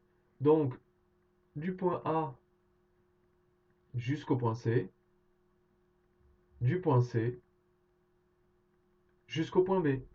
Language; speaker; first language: French; native; French